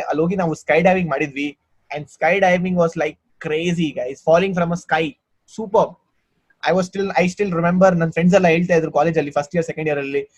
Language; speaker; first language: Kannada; non-native, local second language; Hindi